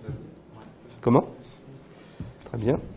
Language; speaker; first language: French; native; French